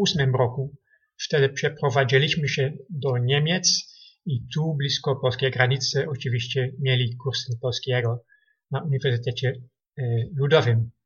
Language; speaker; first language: Polish; non-native, learner; Dutch